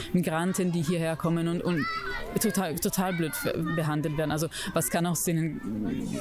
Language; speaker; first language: German; non-native, fluent; Italian